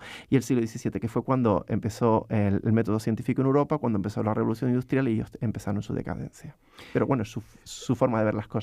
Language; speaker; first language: Spanish; native; Spanish